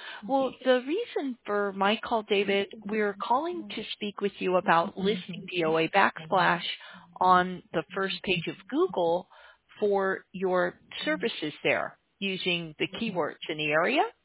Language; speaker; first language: English; native; English